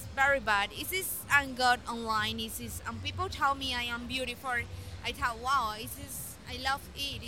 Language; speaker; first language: English; non-native, learner; Spanish